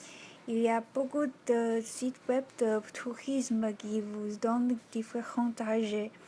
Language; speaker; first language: French; non-native, learner; Chinese